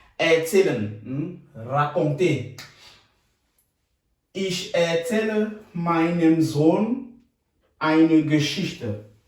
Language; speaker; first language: German; non-native, fluent; French